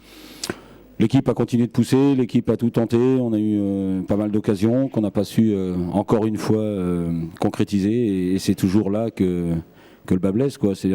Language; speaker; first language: French; native; French